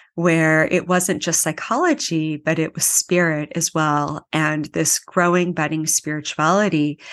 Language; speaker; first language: English; native; English